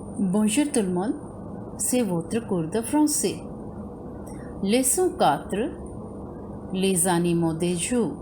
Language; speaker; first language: French; non-native, fluent; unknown